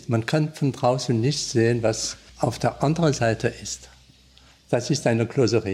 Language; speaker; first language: German; non-native, learner; French